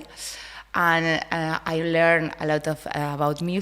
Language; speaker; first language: English; non-native, learner; Spanish